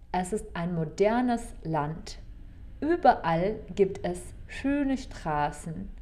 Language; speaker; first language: German; non-native, fluent; Czech